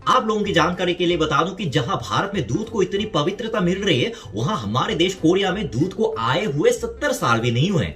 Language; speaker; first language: Hindi; non-native, fluent; Korean